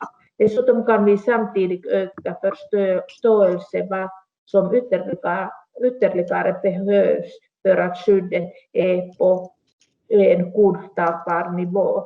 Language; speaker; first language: Swedish; non-native, local second language; Finnish